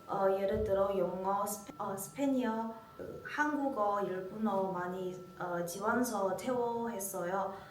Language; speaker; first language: Korean; non-native, learner; Chinese